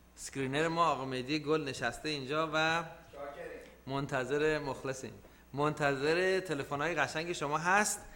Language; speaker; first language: Persian; native; Persian